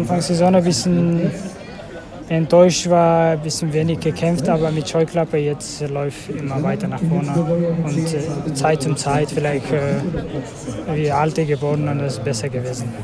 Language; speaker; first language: German; non-native, learner; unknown